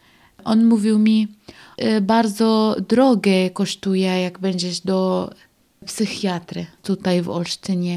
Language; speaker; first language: Polish; non-native, learner; Arabic